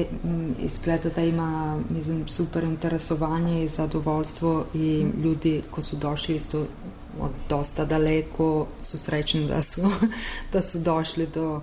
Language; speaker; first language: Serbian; non-native, learner; Italian